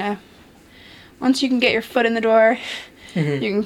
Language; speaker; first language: English; native; English